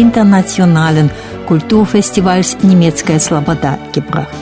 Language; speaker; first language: German; non-native, fluent; Russian